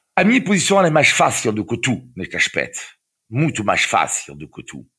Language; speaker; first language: Portuguese; non-native, fluent; French